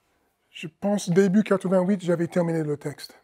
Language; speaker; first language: French; non-native, fluent; English